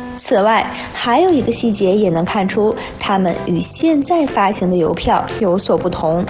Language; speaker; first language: Chinese; native; Chinese